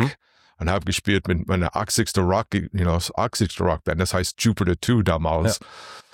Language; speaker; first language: German; non-native, learner; English